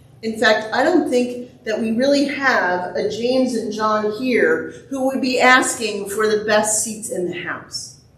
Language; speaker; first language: English; native; English